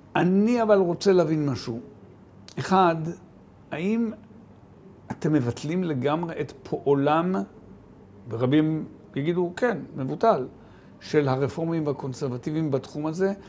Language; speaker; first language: Hebrew; native; Hebrew